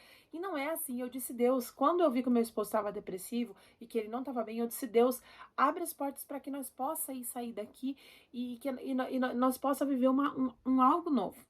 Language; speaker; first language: Portuguese; native; Portuguese